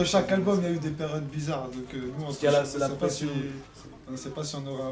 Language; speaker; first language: French; native; French